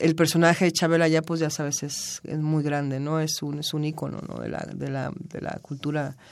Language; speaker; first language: Spanish; native; Spanish